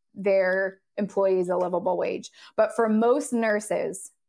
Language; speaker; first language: English; native; English